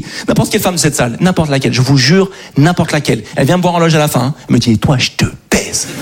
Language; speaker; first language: French; native; French